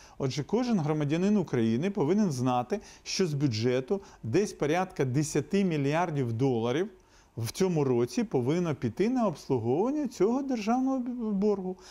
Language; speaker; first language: Ukrainian; non-native, local second language; Russian